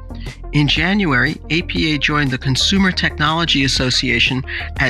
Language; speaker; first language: English; native; English